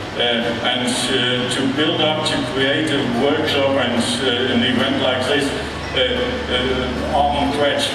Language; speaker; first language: English; non-native, fluent; German